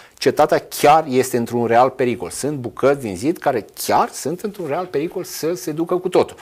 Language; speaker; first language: Romanian; native; Romanian